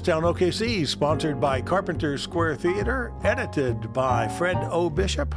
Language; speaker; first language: English; native; English